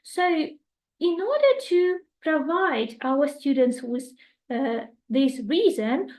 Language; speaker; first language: English; non-native, fluent; Ukrainian